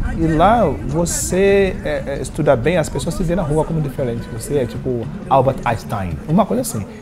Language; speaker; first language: Portuguese; non-native, fluent; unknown